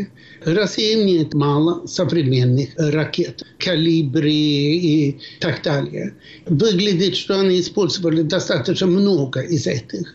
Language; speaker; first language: Russian; non-native, fluent; Swedish